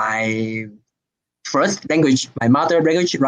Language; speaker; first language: English; non-native, learner; Chinese